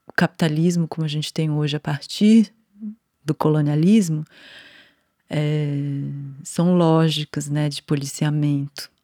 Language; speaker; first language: Portuguese; native; Portuguese